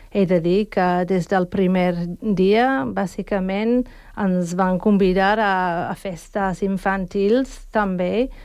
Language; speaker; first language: Catalan; non-native, fluent; English